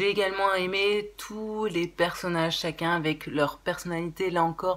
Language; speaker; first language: French; native; French